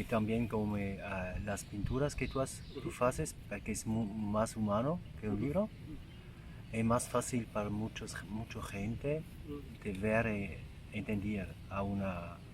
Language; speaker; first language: Spanish; non-native, learner; German